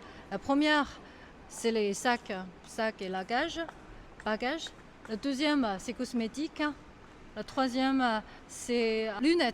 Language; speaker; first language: French; non-native, fluent; Chinese